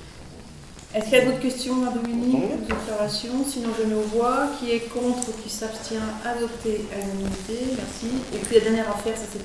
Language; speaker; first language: French; native; French